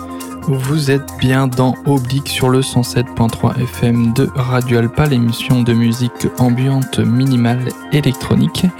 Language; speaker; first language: French; native; French